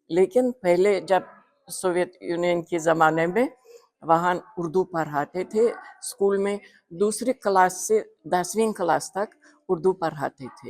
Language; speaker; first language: Hindi; non-native, fluent; Uzbek